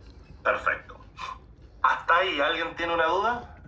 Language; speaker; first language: Spanish; native; Spanish